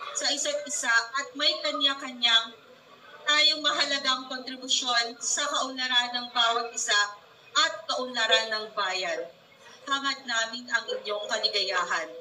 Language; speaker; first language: Filipino; non-native, local second language; Cebuano